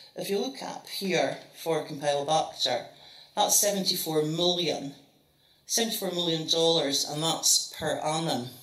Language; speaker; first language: English; native; English